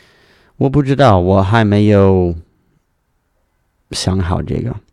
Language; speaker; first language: Chinese; non-native, learner; English